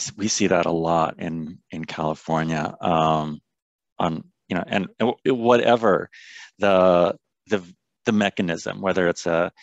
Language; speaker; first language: English; native; English